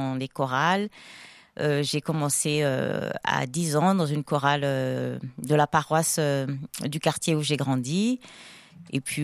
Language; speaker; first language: French; non-native, local second language; Lingala